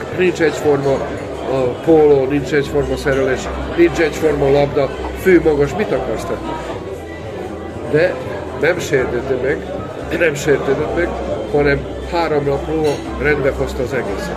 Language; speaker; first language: Hungarian; non-native, local second language; Serbian